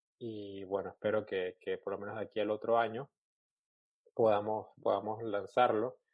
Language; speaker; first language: Spanish; native; Spanish